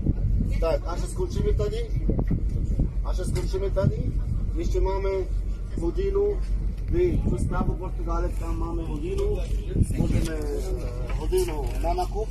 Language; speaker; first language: Czech; non-native, fluent; Arabic